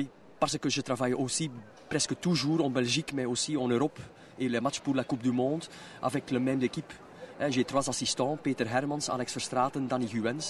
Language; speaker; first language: French; non-native, local second language; Dutch